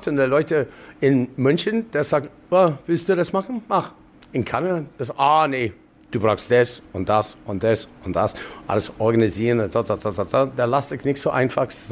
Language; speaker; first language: German; non-native, fluent; English